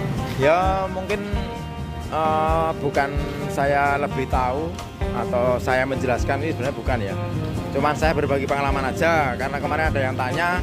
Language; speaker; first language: Indonesian; non-native, local second language; Javanese